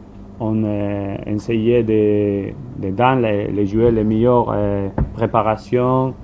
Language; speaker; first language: French; non-native, learner; Spanish